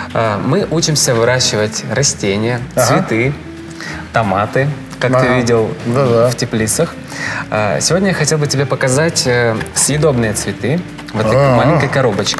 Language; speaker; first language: Russian; native; Russian